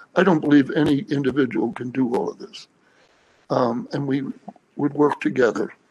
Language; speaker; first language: English; native; English